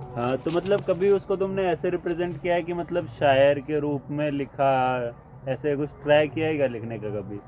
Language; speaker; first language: Hindi; native; Hindi